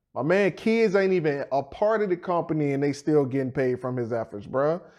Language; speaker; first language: English; native; English